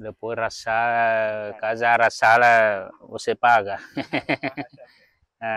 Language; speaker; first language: Portuguese; non-native, learner; Vietnamese